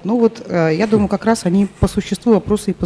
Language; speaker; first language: Russian; native; Russian